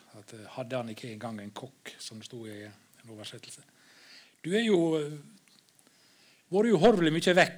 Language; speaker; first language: Norwegian; native; Norwegian